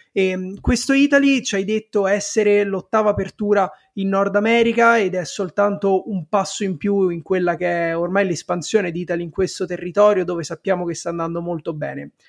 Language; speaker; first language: Italian; native; Italian